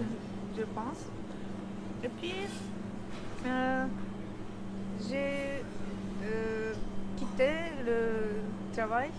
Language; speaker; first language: French; non-native, learner; Turkish